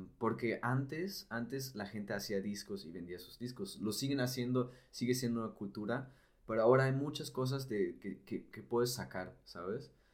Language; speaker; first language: Spanish; non-native, fluent; German